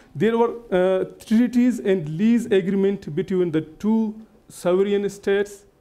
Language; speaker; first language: English; non-native, local second language; Baluchi